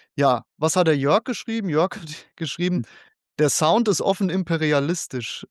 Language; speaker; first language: German; native; German